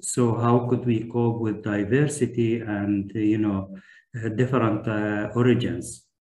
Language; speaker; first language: English; non-native, fluent; Turkish